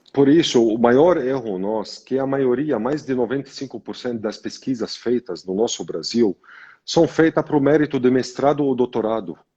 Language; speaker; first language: Portuguese; non-native, fluent; Arabic